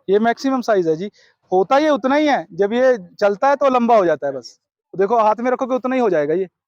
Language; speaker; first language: Hindi; non-native, local second language; Punjabi